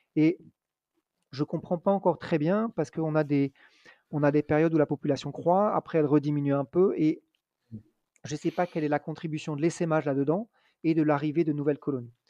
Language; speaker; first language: French; native; French